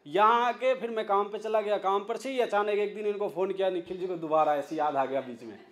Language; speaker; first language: Hindi; native; Hindi